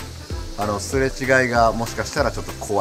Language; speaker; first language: Japanese; native; Japanese